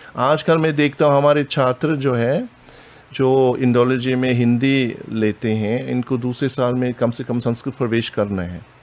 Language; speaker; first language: Hindi; non-native, fluent; German